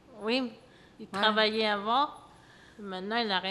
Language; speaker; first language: French; early bilingual, other home language; Portuguese